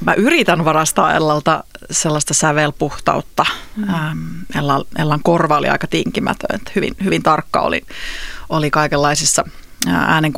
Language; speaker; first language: Finnish; native; Finnish